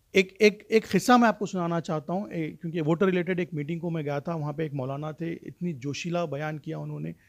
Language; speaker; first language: Hindi; non-native, local second language; Urdu